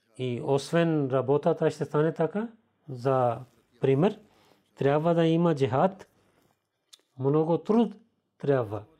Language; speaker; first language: Bulgarian; non-native, learner; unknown